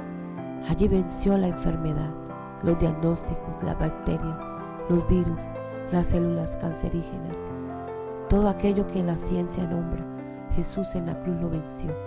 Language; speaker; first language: Spanish; native; Spanish